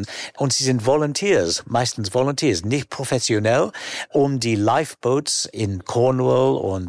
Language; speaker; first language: German; non-native, fluent; English